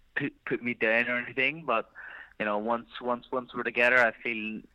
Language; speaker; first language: English; native; English